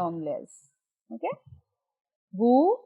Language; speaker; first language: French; non-native, fluent; Hindi